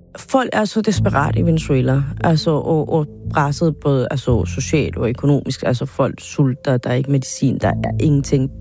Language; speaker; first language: Danish; non-native, fluent; Spanish